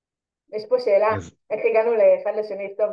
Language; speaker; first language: Hebrew; native; Hebrew